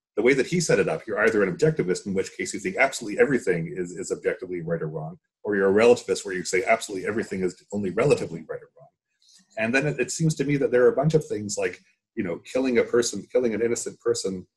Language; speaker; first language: English; native; English